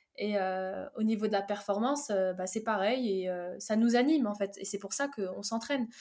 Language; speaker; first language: French; early bilingual, other home language; Arabic